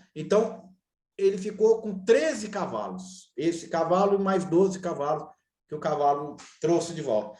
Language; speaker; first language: Portuguese; native; Portuguese